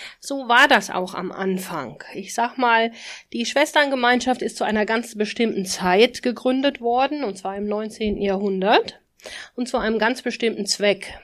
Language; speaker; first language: German; native; German